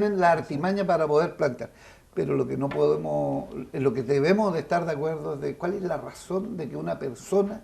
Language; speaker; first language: Spanish; native; Spanish